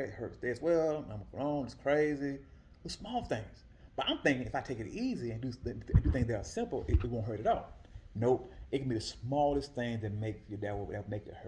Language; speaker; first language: English; native; English